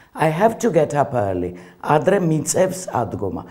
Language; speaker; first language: English; non-native, fluent; Georgian